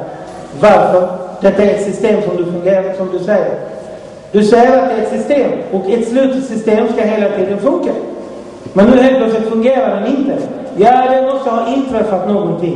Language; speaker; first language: Swedish; non-native, fluent; Arabic